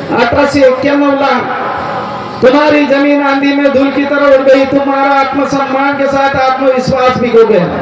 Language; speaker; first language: Hindi; non-native, local second language; Marathi